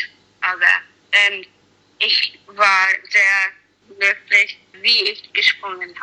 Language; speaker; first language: German; non-native, learner; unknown